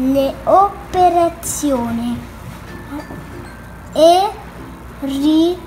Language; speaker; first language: Italian; early bilingual, other home language; Filipino